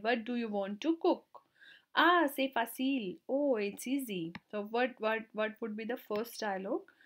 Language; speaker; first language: English; non-native, local second language; Hindi